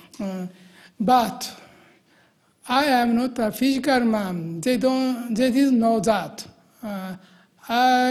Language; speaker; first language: English; non-native, learner; Japanese